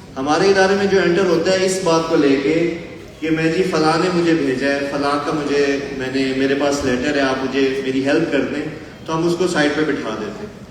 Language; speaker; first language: Urdu; native; Urdu